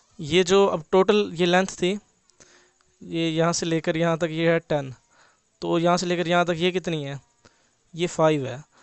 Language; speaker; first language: Urdu; native; Urdu